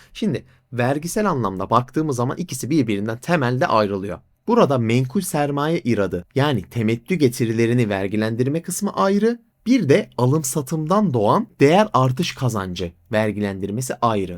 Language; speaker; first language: Turkish; native; Turkish